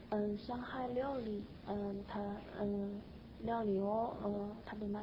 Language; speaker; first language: Japanese; non-native, learner; Chinese